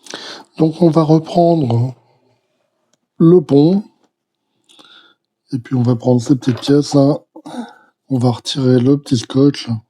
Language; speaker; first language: French; native; French